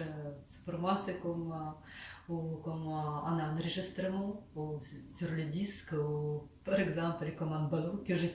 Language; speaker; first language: French; non-native, learner; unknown